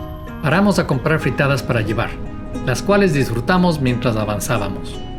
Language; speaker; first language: Spanish; native; Spanish